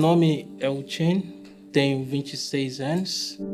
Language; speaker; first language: Portuguese; non-native, fluent; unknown